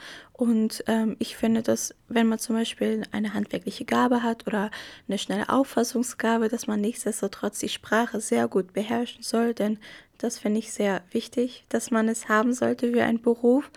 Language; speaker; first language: German; early bilingual, other home language; Arabic